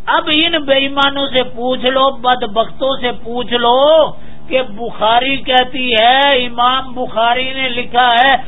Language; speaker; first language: Urdu; non-native, local second language; Dogri